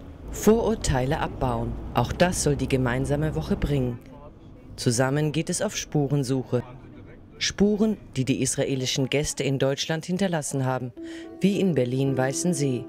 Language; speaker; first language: German; native; German